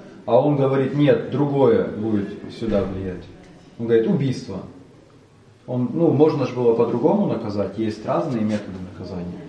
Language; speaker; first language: Russian; native; Russian